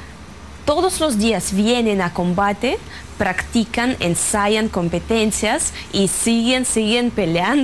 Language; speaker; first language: Spanish; non-native, fluent; Russian